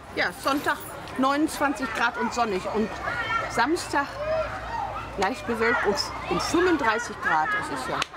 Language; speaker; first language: German; native; German